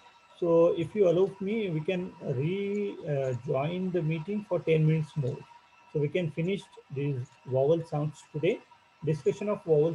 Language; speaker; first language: English; non-native, local second language; Marathi